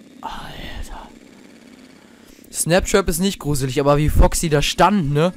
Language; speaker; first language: German; native; German